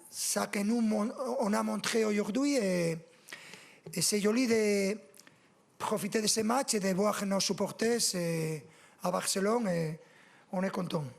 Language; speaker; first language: French; non-native, fluent; Spanish